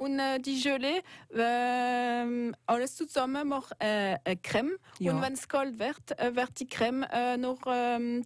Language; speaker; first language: German; non-native, local second language; French